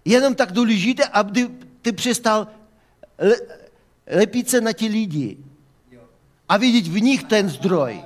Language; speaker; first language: Czech; non-native, fluent; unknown